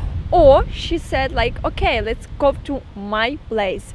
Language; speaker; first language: English; non-native, fluent; Russian